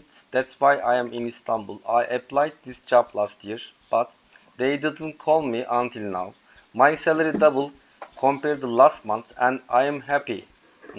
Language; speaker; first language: English; non-native, learner; Turkish